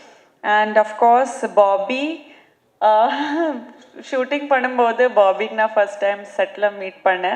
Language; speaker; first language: Tamil; non-native, learner; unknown